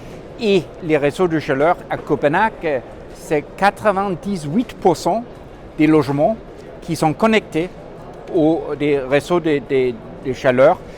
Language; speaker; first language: French; non-native, fluent; Danish